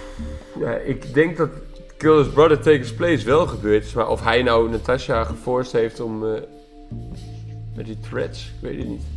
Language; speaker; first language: Dutch; native; Dutch